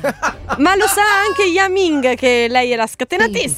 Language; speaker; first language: Italian; native; Italian